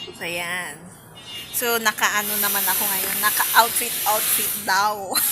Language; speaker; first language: Filipino; non-native, local second language; Iloko